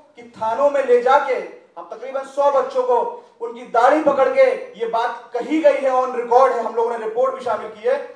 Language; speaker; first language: Hindi; native; Hindi